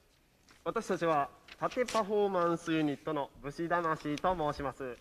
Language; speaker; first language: Japanese; native; Japanese